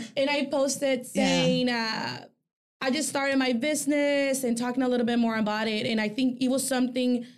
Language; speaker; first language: English; early bilingual, other home language; Spanish